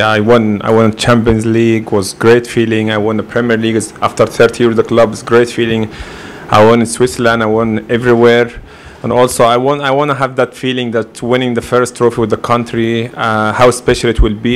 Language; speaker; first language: English; non-native, fluent; Arabic